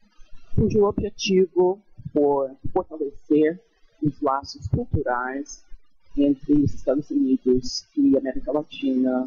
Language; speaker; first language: Portuguese; non-native, fluent; English